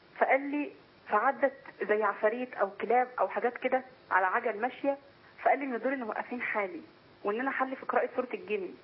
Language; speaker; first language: Arabic; native; Arabic